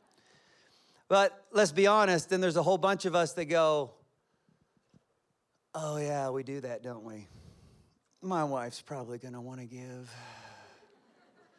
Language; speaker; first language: English; native; English